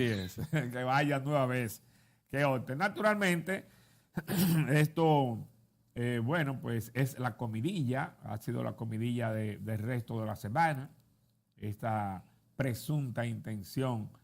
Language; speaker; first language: Spanish; native; Spanish